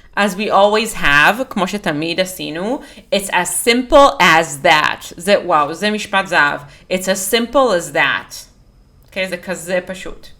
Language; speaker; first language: Hebrew; native; Hebrew